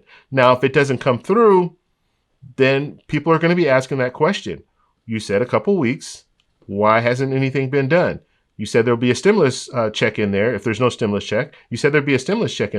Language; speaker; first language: English; native; English